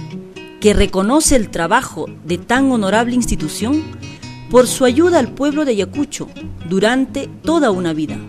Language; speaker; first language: Spanish; native; Spanish